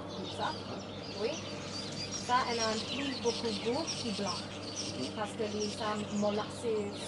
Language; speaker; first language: French; non-native, learner; English